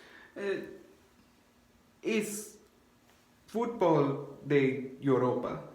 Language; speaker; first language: Spanish; non-native, learner; English